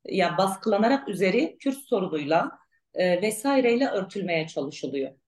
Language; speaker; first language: Turkish; non-native, local second language; Arabic